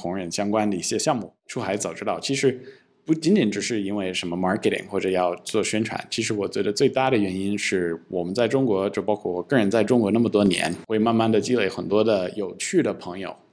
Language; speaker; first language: Chinese; non-native, fluent; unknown